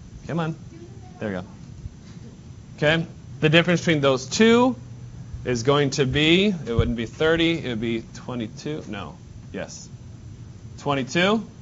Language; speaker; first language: English; native; English